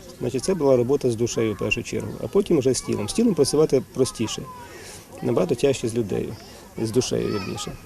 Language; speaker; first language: Ukrainian; non-native, local second language; Russian